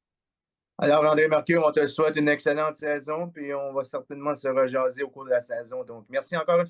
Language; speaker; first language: French; native; French